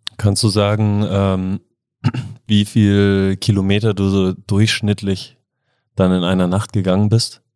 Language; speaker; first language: German; native; German